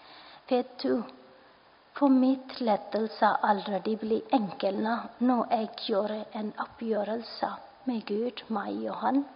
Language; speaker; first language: Norwegian; non-native, fluent; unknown